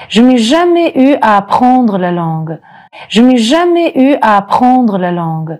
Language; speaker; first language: French; early bilingual, other home language; Italian